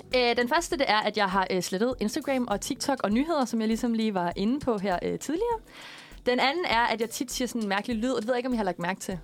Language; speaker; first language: Danish; native; Danish